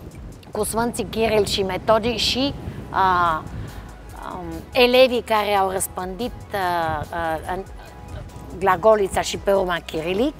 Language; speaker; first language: Romanian; non-native, fluent; Bulgarian